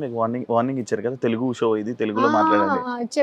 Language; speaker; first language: Telugu; native; Telugu